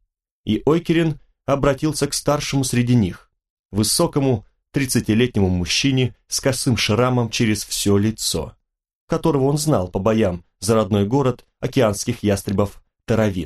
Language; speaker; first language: Russian; native; Russian